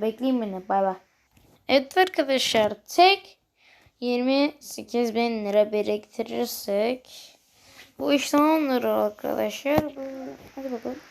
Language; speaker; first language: Turkish; native; Turkish